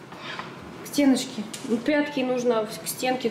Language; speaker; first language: Russian; native; Russian